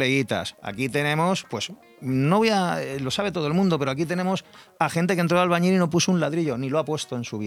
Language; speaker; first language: Spanish; native; Spanish